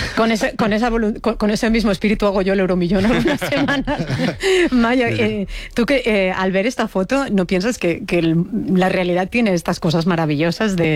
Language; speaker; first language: Spanish; native; Spanish